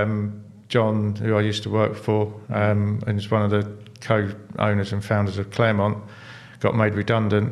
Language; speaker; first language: English; native; English